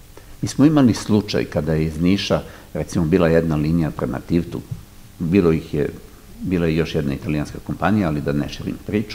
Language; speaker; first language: Serbian; native; Serbian